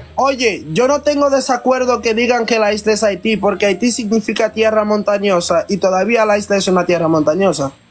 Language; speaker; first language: Spanish; non-native, fluent; Haitian Creole